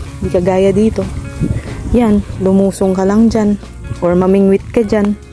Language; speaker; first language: Filipino; non-native, local second language; Waray